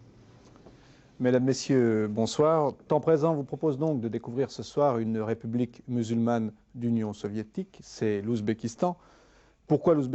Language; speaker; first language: French; native; French